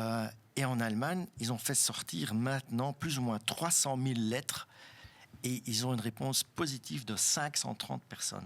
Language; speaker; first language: French; non-native, local second language; German